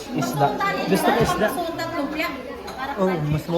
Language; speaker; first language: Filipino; non-native, local second language; Waray